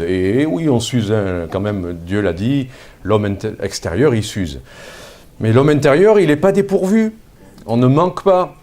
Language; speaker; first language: French; native; French